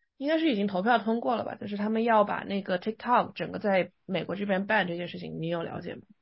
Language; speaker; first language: Chinese; native; Chinese